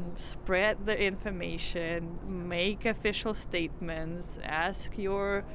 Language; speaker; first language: English; non-native, fluent; Russian